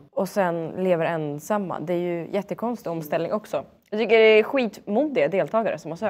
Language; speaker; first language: Swedish; early bilingual, other home language; Russian